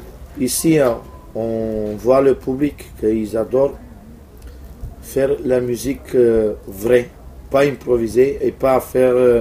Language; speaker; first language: French; non-native, fluent; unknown